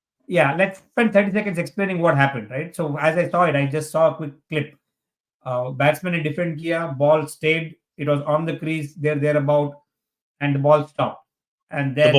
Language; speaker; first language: English; non-native, local second language; Hindi